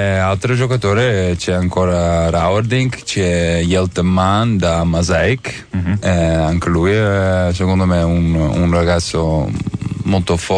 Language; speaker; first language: Italian; non-native, learner; Dutch